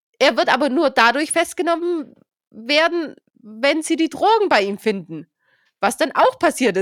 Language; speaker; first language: German; native; German